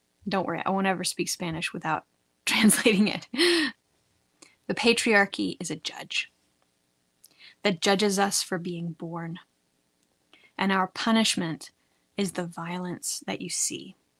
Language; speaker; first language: English; native; English